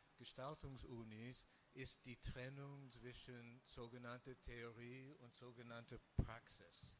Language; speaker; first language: German; non-native, fluent; English